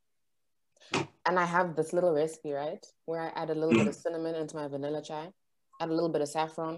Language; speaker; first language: English; non-native, local second language; Shona